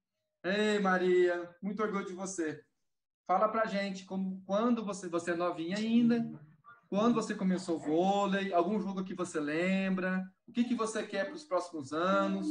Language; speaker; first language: Portuguese; native; Portuguese